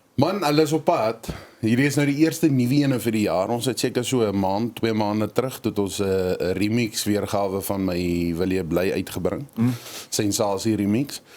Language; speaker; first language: Afrikaans; native; Afrikaans